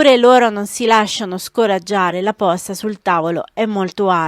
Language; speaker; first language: Italian; native; Italian